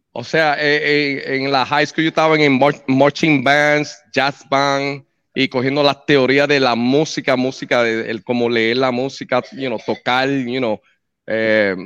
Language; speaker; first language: Spanish; native; Spanish